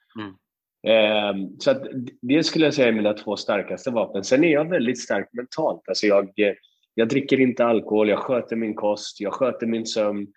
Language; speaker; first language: Swedish; early bilingual, other home language; Persian